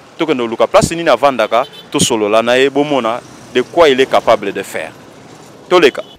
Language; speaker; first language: Lingala; native; Lingala